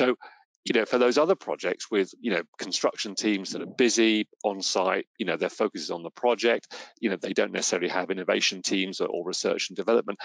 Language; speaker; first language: English; native; English